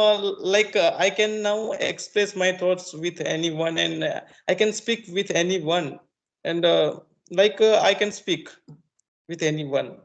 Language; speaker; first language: English; non-native, learner; Marathi